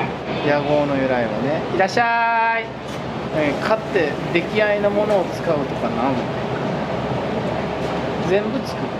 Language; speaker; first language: Japanese; native; Japanese